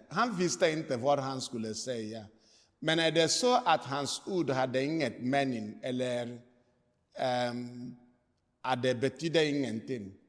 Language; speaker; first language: Swedish; non-native, fluent; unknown